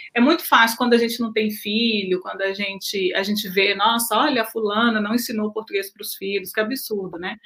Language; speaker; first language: Portuguese; native; Portuguese